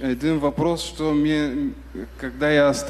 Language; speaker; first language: Russian; non-native, learner; Bulgarian